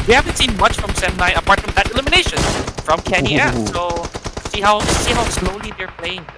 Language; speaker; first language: English; non-native, local second language; Filipino